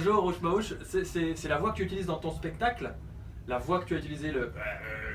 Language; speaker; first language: French; native; French